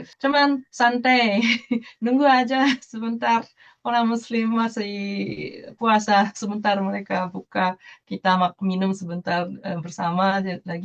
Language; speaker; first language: Indonesian; non-native, fluent; Japanese